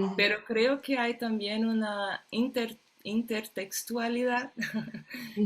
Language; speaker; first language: Spanish; non-native, fluent; Portuguese